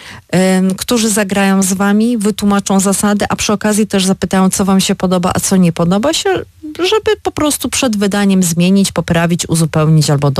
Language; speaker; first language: Polish; native; Polish